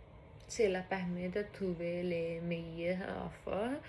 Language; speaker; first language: French; non-native, learner; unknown